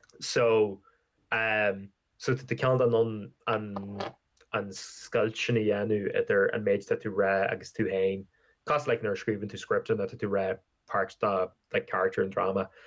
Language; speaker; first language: Irish; native; Irish